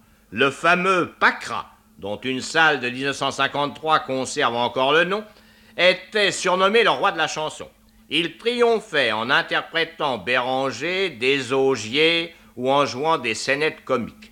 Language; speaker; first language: French; native; French